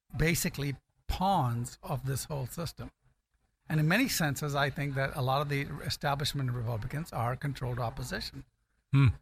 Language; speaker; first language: English; non-native, local second language; Akan